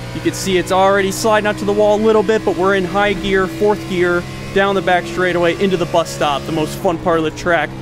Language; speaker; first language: English; native; English